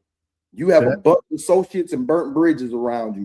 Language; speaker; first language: English; native; English